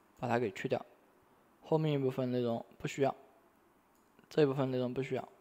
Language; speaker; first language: Chinese; native; Chinese